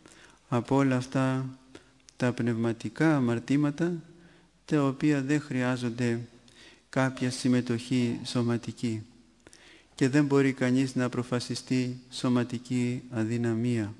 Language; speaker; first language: Greek; native; Greek